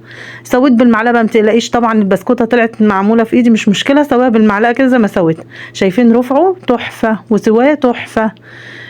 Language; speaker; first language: Arabic; native; Arabic